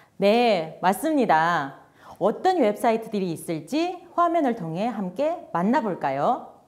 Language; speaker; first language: Korean; non-native, fluent; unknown